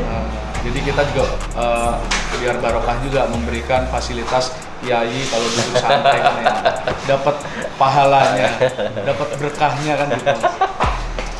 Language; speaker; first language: Indonesian; non-native, local second language; Javanese